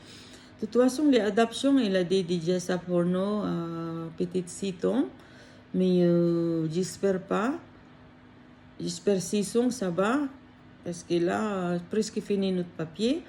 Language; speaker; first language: French; non-native, learner; Filipino